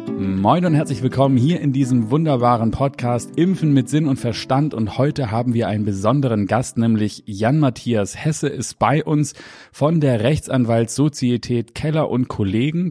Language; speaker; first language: German; native; German